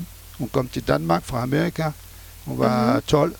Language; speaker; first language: Danish; non-native, fluent; French